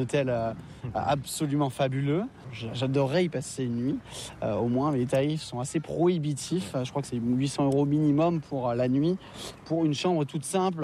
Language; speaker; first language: French; native; French